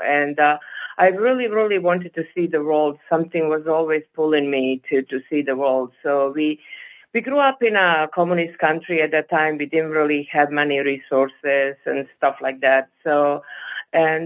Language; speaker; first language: English; non-native, fluent; Serbian